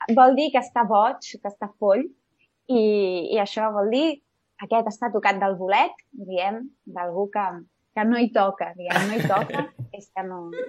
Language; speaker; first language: Catalan; native; Catalan